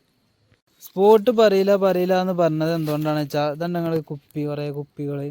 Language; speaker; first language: Malayalam; native; Malayalam